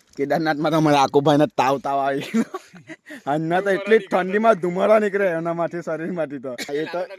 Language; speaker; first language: Gujarati; native; Gujarati